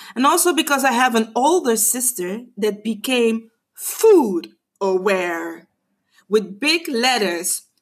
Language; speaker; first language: English; non-native, fluent; Papiamento